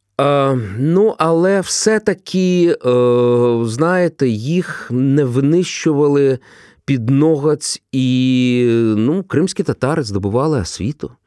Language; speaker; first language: Ukrainian; non-native, local second language; Russian